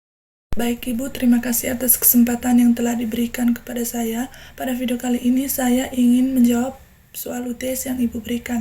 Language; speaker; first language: Indonesian; non-native, learner; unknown